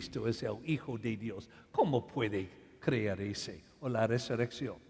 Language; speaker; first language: Spanish; non-native, learner; English